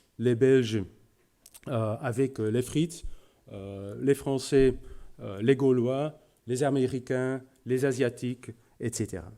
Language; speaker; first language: French; non-native, local second language; Dutch